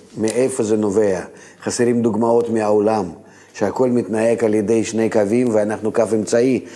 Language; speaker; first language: Hebrew; native; Hebrew